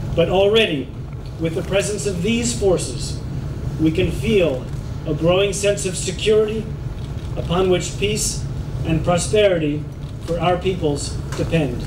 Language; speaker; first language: English; native; English